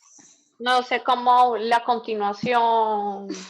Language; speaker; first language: French; non-native, learner; Spanish